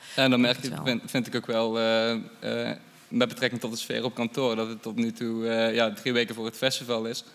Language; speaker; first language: Dutch; native; Dutch